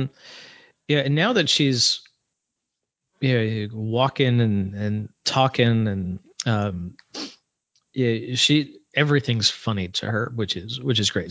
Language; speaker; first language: English; native; English